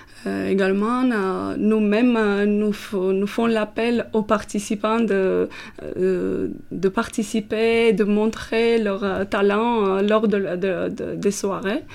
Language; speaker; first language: French; non-native, fluent; Armenian